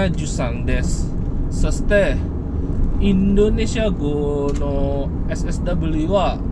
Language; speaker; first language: Japanese; non-native, learner; Indonesian